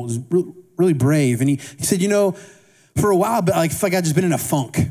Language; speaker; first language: English; native; English